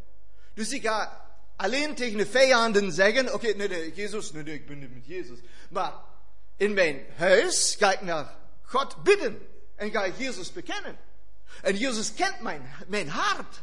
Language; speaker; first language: Dutch; non-native, fluent; German